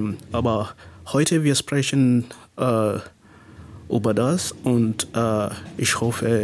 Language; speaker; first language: German; non-native, learner; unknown